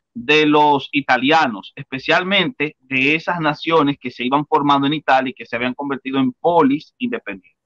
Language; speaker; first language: Spanish; native; Spanish